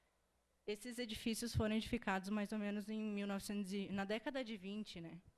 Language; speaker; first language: Portuguese; native; Portuguese